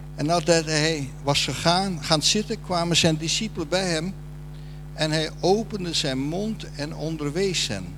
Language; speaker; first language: Dutch; non-native, fluent; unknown